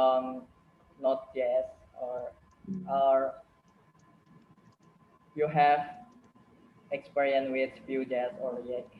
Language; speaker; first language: English; non-native, learner; Indonesian